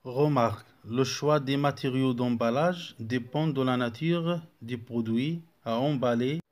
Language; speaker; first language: French; non-native, local second language; Arabic